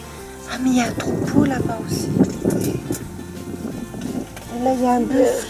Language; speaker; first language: French; native; French